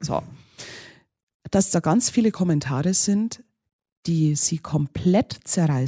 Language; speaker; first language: German; native; German